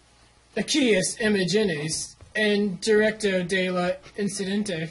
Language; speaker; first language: Spanish; non-native, learner; English